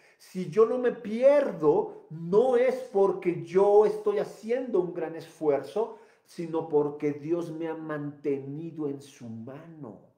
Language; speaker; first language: Spanish; native; Spanish